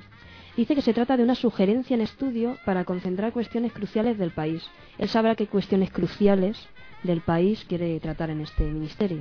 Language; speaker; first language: Spanish; native; Spanish